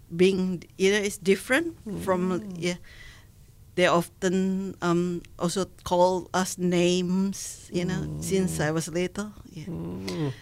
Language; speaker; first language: English; non-native, learner; Indonesian